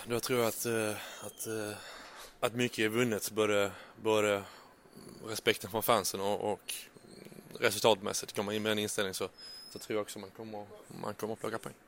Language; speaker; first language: Swedish; native; Swedish